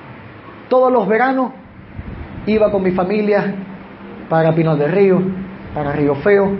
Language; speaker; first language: Spanish; native; Spanish